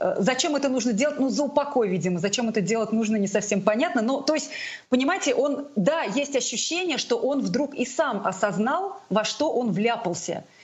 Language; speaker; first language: Russian; non-native, local second language; Tatar